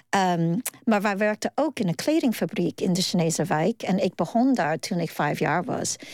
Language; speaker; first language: Dutch; non-native, fluent; Cantonese